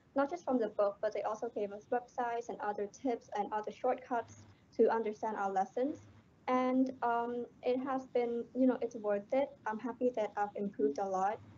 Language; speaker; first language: English; non-native, fluent; Indonesian